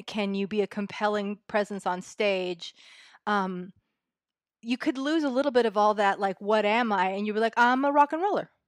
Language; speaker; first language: English; early bilingual, other home language; Spanish